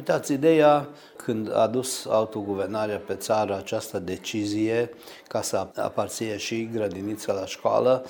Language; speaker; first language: Romanian; early bilingual, heritage; Romanian